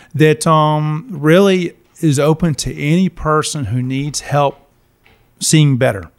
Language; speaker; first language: English; native; English